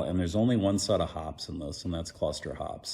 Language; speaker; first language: English; native; English